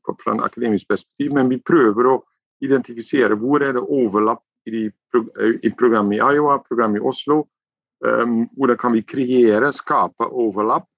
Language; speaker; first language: Norwegian; non-native, fluent; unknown